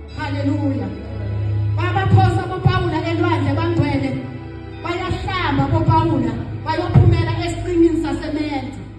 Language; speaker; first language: Zulu; non-native, local second language; Swati